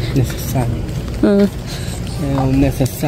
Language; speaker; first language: Portuguese; non-native, learner; Korean